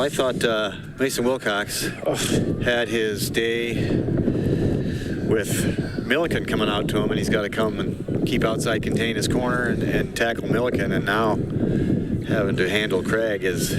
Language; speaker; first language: English; native; English